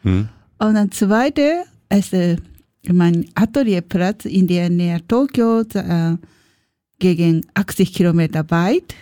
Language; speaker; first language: German; non-native, learner; Japanese